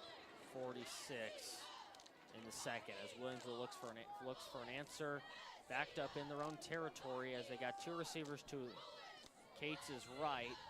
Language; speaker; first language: English; native; English